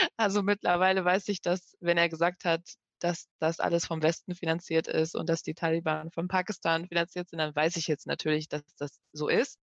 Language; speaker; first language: German; early bilingual, other home language; Persian